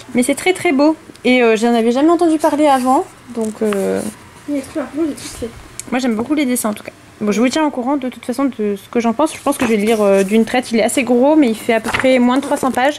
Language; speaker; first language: French; native; French